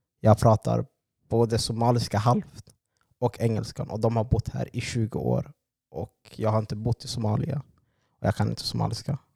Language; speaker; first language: Swedish; native; Swedish